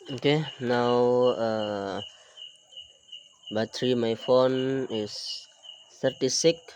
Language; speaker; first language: English; non-native, learner; Indonesian